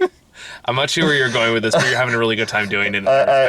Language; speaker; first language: English; native; English